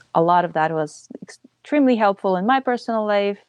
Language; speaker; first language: English; early bilingual, other home language; Ukrainian